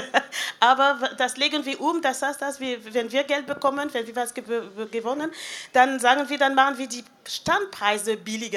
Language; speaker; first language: German; non-native, fluent; French